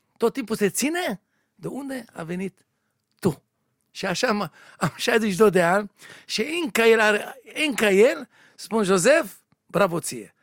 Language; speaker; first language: Romanian; non-native, learner; Hebrew